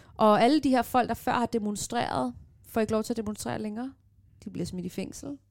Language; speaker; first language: Danish; early bilingual, other home language; Persian